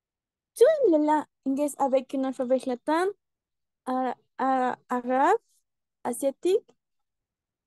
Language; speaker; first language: French; non-native, learner; Spanish